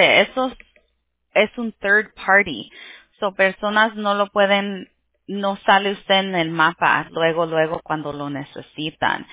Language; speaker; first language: Spanish; early bilingual, heritage; Spanish